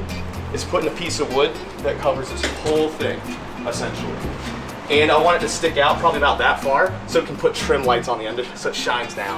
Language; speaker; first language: English; native; English